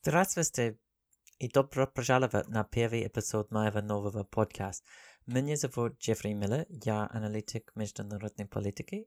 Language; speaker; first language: Russian; non-native, learner; English